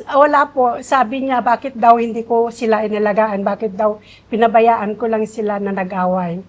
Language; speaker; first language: Filipino; non-native, local second language; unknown